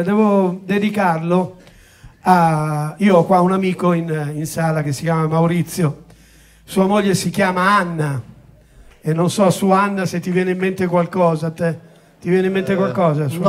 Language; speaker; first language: Italian; native; Italian